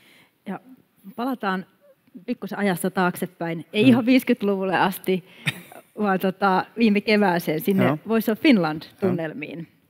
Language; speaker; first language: Finnish; native; Finnish